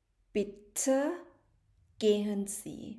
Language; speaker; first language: German; non-native, fluent; Thai